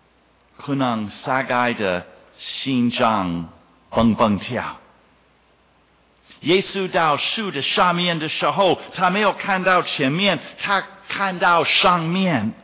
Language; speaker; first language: Chinese; non-native, fluent; English